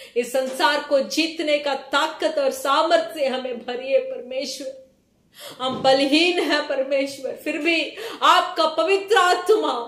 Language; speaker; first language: Hindi; non-native, local second language; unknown